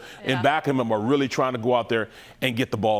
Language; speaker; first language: English; native; English